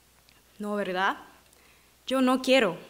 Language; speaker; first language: Spanish; non-native, fluent; Japanese